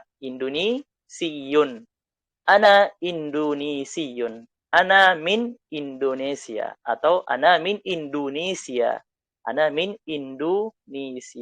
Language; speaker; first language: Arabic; non-native, fluent; Indonesian